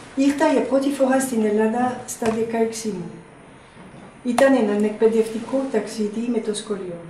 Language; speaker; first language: Greek; non-native, fluent; French